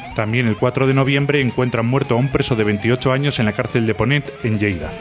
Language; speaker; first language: Spanish; native; Spanish